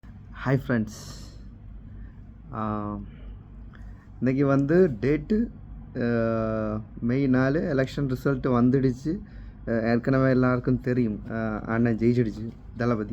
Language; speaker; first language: Tamil; non-native, local second language; Malayalam